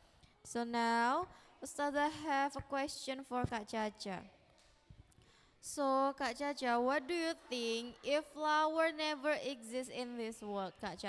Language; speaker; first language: English; non-native, learner; Indonesian